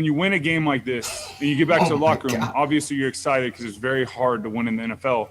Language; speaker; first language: English; native; English